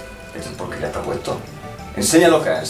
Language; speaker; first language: Spanish; native; Spanish